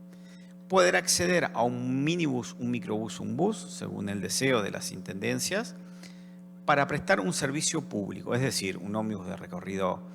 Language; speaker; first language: Spanish; native; Spanish